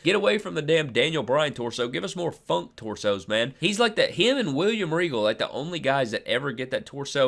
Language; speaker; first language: English; native; English